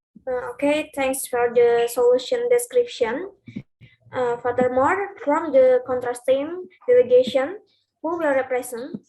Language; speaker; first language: English; non-native, learner; Indonesian